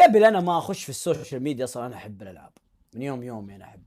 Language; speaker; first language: Arabic; native; Arabic